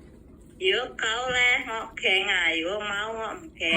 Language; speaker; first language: Cantonese; non-native, learner; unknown